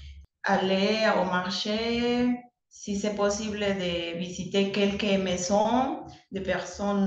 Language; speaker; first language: French; non-native, learner; Spanish